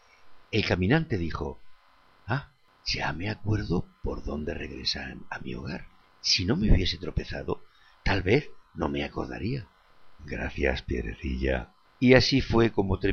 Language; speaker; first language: Spanish; native; Spanish